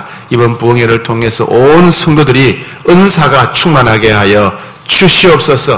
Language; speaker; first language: Korean; native; Korean